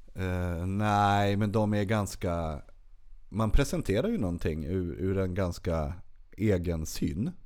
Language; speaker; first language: Swedish; native; Swedish